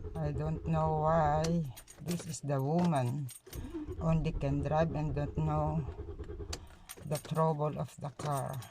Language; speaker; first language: English; non-native, local second language; Filipino